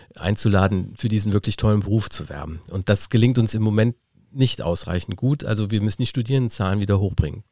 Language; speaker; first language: German; native; German